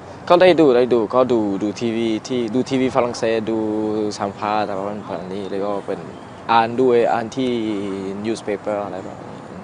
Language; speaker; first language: Thai; non-native, learner; French